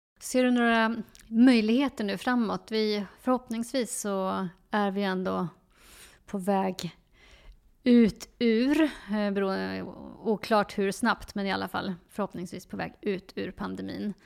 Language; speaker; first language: Swedish; native; Swedish